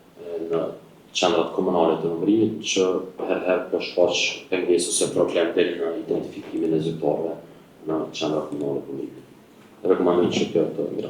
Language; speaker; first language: Albanian; native; Albanian